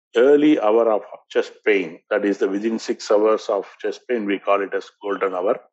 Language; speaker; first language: English; non-native, local second language; Tamil